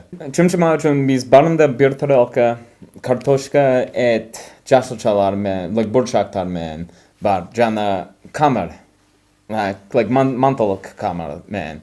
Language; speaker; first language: Kyrgyz; non-native, learner; English